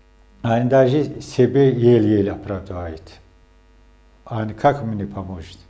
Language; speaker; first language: Russian; non-native, local second language; Azerbaijani